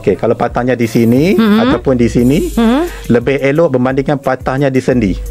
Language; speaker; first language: Malay; native; Malay